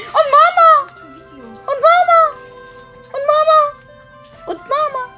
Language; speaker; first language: German; non-native, learner; Arabic